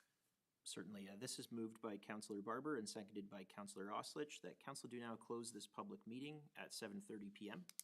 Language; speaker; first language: English; native; English